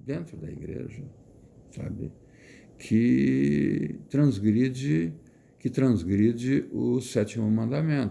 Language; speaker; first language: Portuguese; native; Portuguese